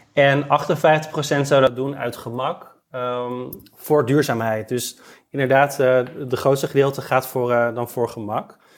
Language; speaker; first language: Dutch; native; Dutch